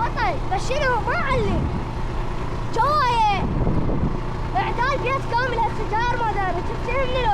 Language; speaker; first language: Arabic; native; Arabic